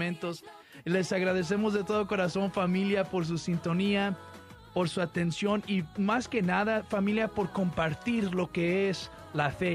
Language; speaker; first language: Spanish; early bilingual, heritage; Spanish